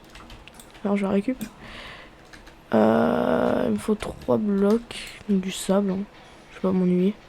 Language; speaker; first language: French; native; French